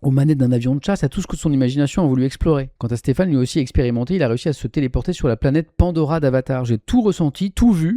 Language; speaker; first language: French; native; French